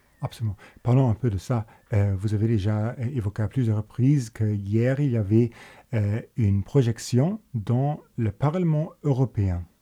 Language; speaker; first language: French; non-native, local second language; Luxembourgish